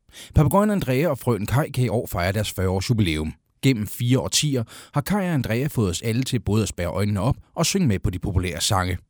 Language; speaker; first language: Danish; native; Danish